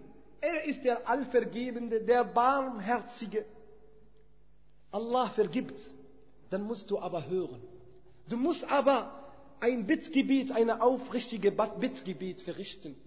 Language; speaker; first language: German; non-native, fluent; Arabic